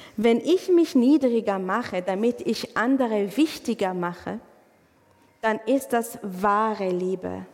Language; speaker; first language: German; non-native, fluent; Arabic